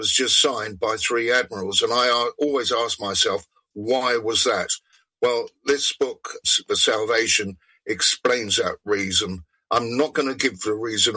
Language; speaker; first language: English; native; English